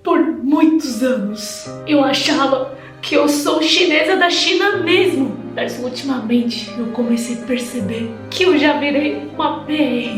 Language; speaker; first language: Portuguese; non-native, fluent; Chinese